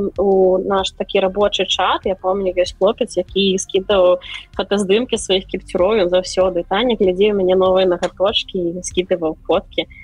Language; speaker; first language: Belarusian; non-native, local second language; Russian